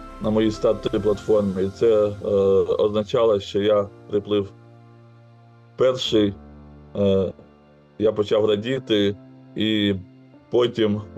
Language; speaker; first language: Ukrainian; non-native, local second language; Russian